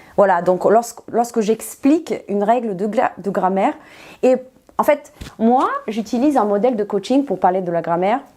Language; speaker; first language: French; non-native, fluent; Serbian